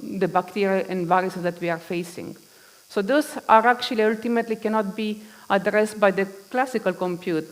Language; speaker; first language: English; non-native, fluent; Romanian